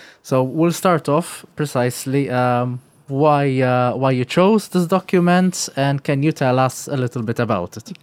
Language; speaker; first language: English; non-native, local second language; Maltese